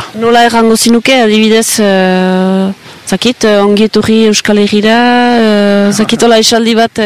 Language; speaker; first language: Basque; native; Basque